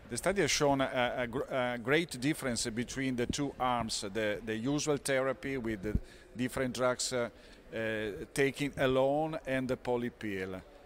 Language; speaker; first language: English; non-native, fluent; Italian